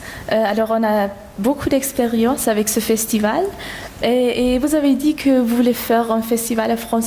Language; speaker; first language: French; non-native, fluent; German